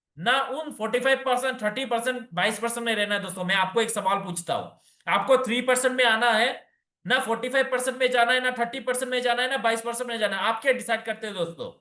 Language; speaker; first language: Hindi; non-native, local second language; Bangla